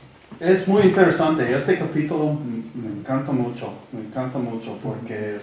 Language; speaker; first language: Spanish; non-native, fluent; English